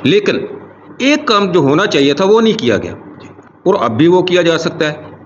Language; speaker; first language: Urdu; non-native, local second language; Punjabi